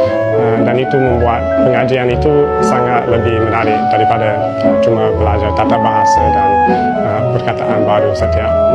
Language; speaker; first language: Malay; non-native, fluent; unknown